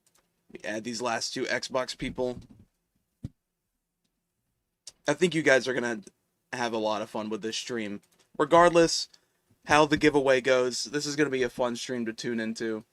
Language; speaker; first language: English; native; English